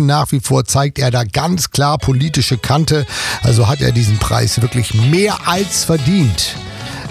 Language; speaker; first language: German; native; German